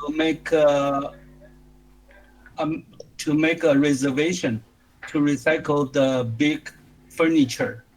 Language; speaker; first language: English; non-native, learner; Chinese